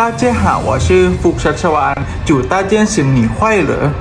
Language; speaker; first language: Chinese; non-native, learner; Thai